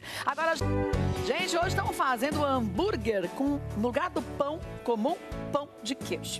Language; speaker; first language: Portuguese; native; Portuguese